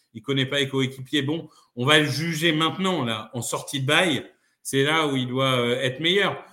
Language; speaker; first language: French; native; French